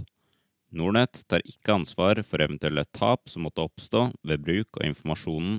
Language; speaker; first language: Norwegian; native; Norwegian